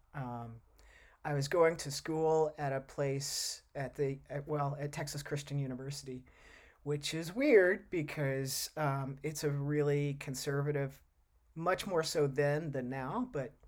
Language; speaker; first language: English; native; English